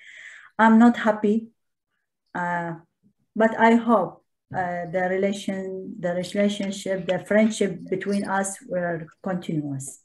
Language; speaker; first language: English; non-native, learner; Arabic